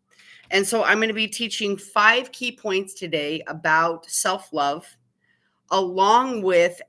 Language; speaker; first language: English; native; English